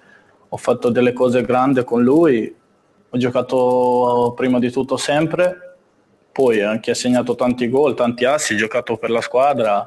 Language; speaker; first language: Italian; non-native, fluent; Serbian